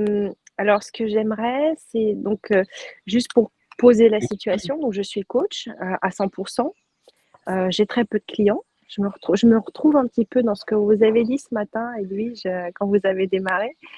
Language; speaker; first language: French; native; French